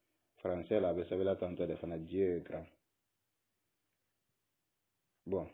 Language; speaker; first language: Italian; non-native, learner; Bambara